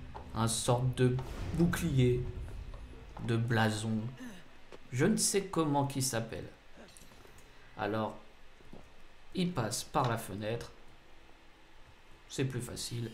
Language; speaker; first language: French; native; French